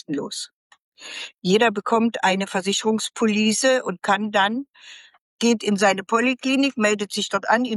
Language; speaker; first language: German; native; German